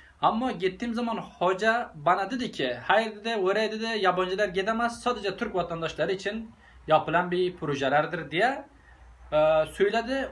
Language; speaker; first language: Turkish; non-native, fluent; Persian